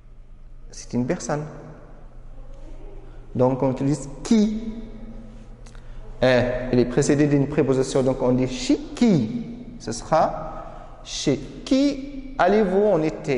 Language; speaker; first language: French; non-native, fluent; Arabic